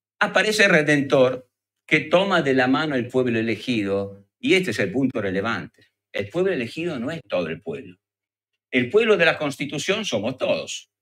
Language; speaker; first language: Spanish; non-native, fluent; Italian